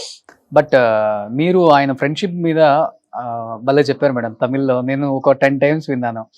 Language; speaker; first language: Telugu; native; Telugu